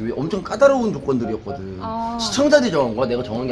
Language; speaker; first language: Korean; native; Korean